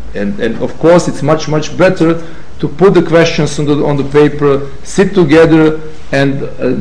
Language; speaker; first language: English; non-native, fluent; Serbian